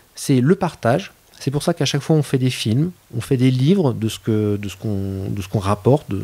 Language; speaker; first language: French; native; French